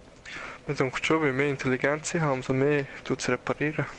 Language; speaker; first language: German; native; German